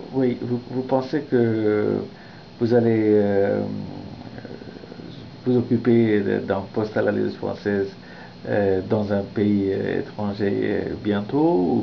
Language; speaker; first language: French; non-native, fluent; Bangla